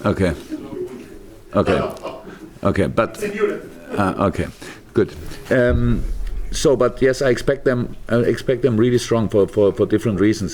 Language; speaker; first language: English; non-native, fluent; German